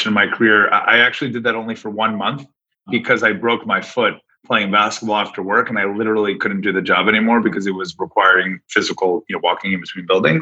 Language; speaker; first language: English; native; English